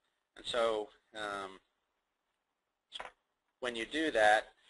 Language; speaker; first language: English; native; English